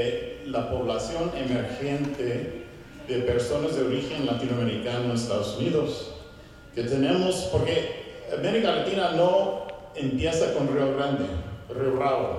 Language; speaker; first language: Spanish; early bilingual, heritage; Spanish